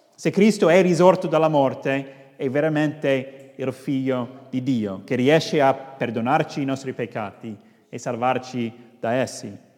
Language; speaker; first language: Italian; non-native, fluent; English